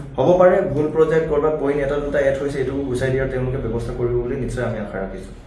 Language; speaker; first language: Assamese; non-native, local second language; Mising